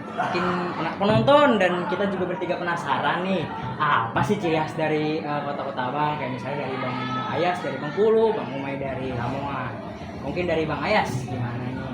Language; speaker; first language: Indonesian; native; Indonesian